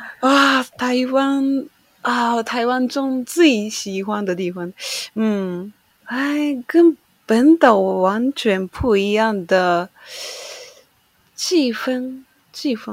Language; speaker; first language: Chinese; non-native, learner; Japanese